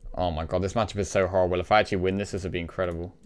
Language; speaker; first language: English; native; English